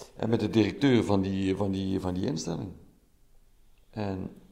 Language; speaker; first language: Dutch; native; Dutch